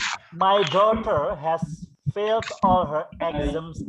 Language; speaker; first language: English; non-native, fluent; Indonesian